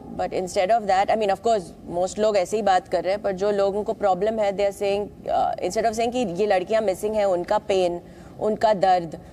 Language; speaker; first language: Hindi; non-native, local second language; Malayalam